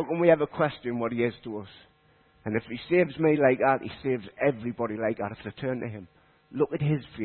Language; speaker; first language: English; native; English